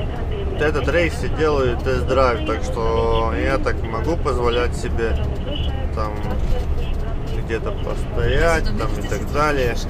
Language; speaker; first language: Russian; non-native, fluent; Latvian